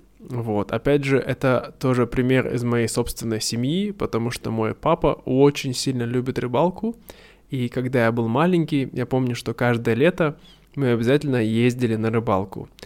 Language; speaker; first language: Russian; native; Russian